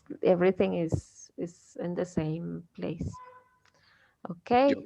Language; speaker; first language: English; non-native, fluent; Spanish